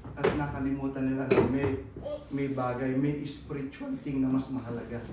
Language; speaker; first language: Filipino; native; Filipino